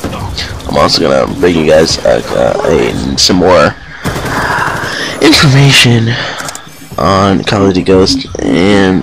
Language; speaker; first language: English; native; English